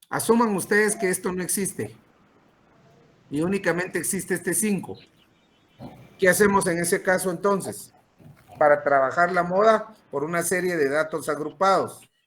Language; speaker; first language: Spanish; native; Spanish